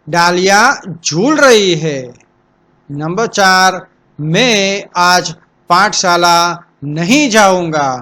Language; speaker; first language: Hindi; non-native, local second language; Gujarati